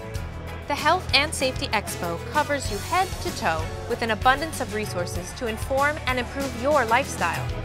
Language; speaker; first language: English; native; English